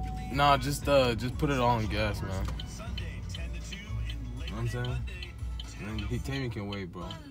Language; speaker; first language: English; early bilingual, other home language; Spanish